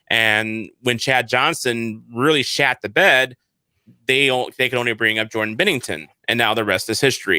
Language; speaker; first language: English; native; English